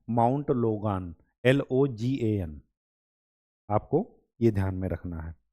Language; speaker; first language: Hindi; native; Hindi